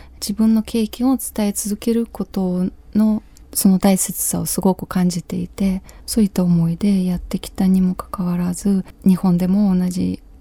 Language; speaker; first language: Japanese; non-native, fluent; Ukrainian